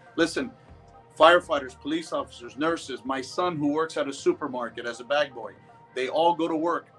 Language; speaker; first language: Spanish; early bilingual, heritage; Spanish